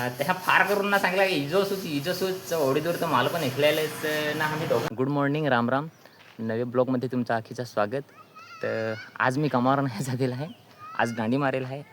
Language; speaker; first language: Marathi; non-native, local second language; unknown